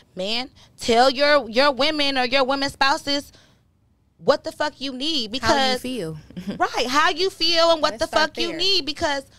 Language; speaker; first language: English; native; English